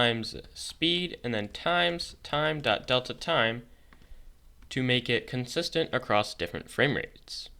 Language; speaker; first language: English; native; English